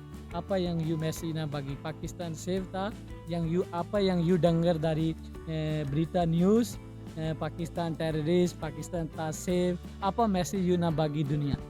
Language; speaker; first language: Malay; non-native, learner; Urdu